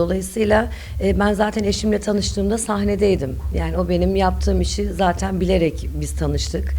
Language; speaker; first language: Turkish; early bilingual, other home language; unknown